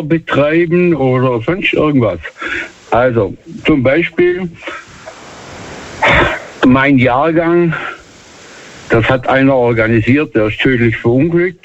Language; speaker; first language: German; native; German